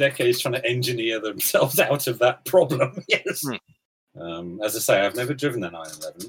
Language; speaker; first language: English; native; English